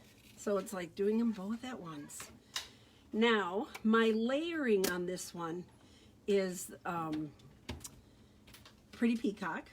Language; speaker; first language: English; native; English